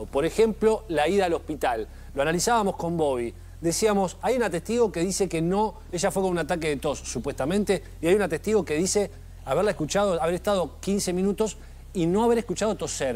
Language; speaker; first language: Spanish; native; Spanish